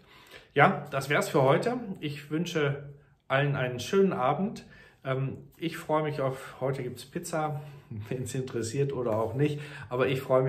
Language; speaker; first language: German; native; German